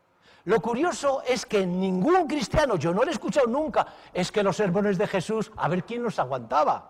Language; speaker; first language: Spanish; native; Spanish